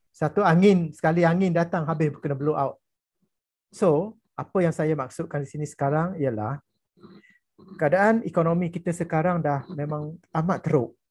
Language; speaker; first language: Malay; native; Malay